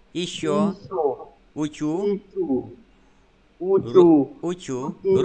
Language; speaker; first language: Russian; non-native, fluent; Vietnamese